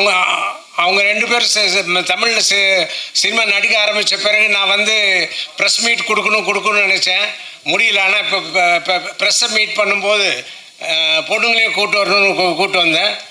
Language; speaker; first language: Tamil; non-native, local second language; Telugu